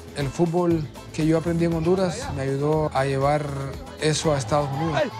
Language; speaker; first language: Spanish; native; Spanish